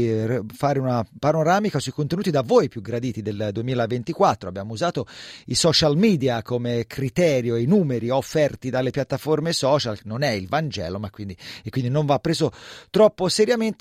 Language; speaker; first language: Italian; native; Italian